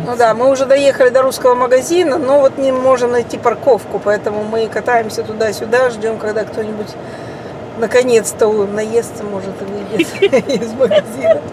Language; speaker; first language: Russian; native; Russian